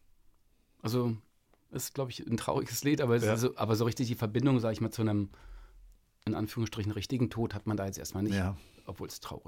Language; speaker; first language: German; native; German